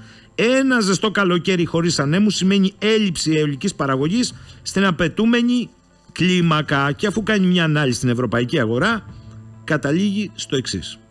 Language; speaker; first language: Greek; native; Greek